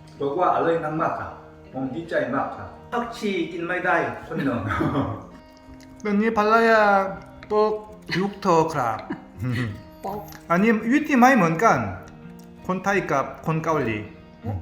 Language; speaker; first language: Thai; non-native, learner; Korean